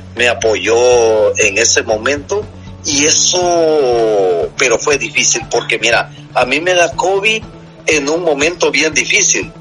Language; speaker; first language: Spanish; native; Spanish